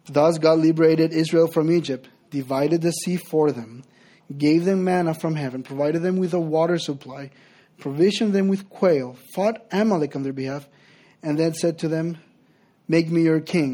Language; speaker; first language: English; non-native, fluent; Spanish